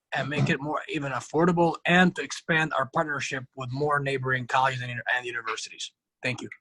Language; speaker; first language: English; non-native, fluent; Arabic